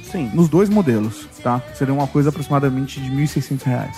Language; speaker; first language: Portuguese; native; Portuguese